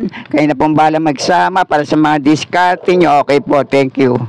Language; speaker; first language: Filipino; native; Filipino